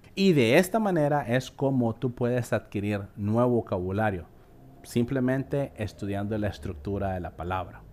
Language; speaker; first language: Spanish; native; Spanish